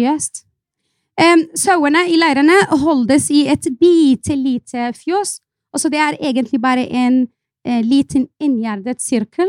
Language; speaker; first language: Norwegian; non-native, fluent; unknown